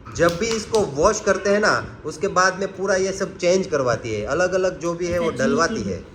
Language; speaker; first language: Hindi; non-native, local second language; Gujarati